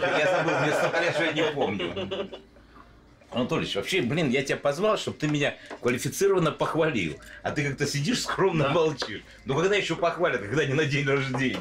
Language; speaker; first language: Russian; native; Russian